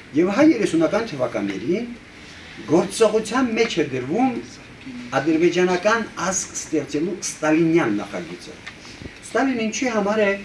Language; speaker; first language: Armenian; native; Armenian